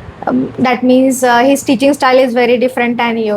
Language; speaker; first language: English; non-native, learner; Marathi